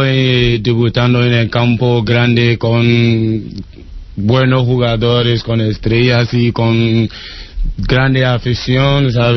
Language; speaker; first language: Spanish; non-native, learner; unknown